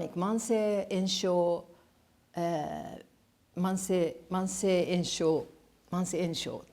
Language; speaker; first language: Japanese; native; Japanese